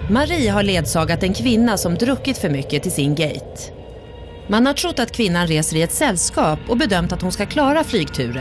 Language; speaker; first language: Swedish; native; Swedish